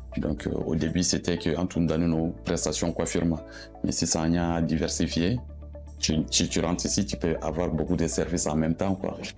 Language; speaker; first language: French; non-native, local second language; Bambara